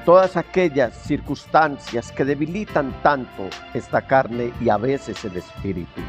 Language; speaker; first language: Spanish; native; Spanish